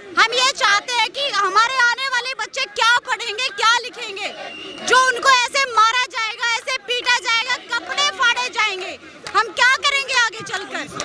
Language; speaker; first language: Hindi; native; Hindi